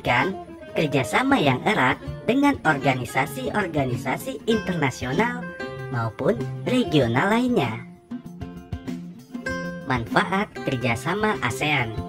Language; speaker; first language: Indonesian; native; Indonesian